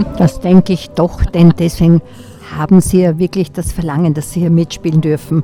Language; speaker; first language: German; native; German